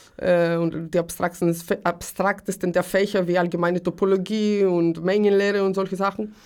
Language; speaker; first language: German; early bilingual, other home language; Greek